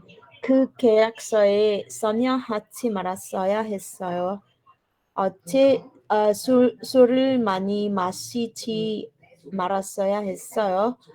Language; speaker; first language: Korean; non-native, learner; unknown